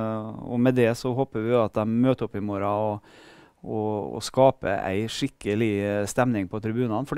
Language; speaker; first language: Norwegian; native; Norwegian